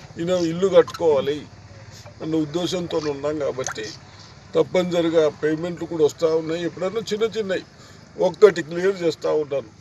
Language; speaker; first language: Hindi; non-native, local second language; Telugu